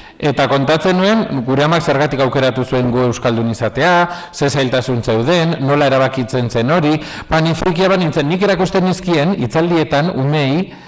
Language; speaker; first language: Basque; non-native, local second language; Spanish